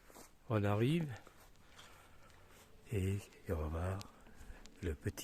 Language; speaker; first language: French; native; French